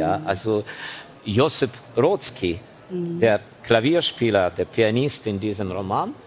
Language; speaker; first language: German; non-native, fluent; Ukrainian